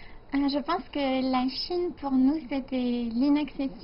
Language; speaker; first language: French; native; French